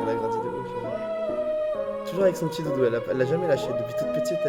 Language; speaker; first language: French; native; French